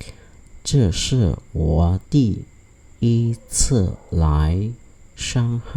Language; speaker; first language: Chinese; non-native, fluent; Khmer